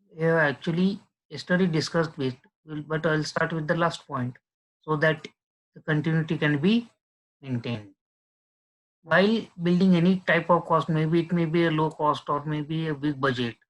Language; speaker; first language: English; non-native, local second language; Marathi